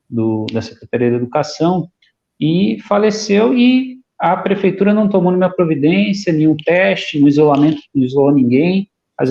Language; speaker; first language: Portuguese; native; Portuguese